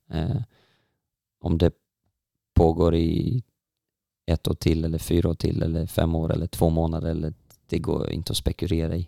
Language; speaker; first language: Swedish; native; Swedish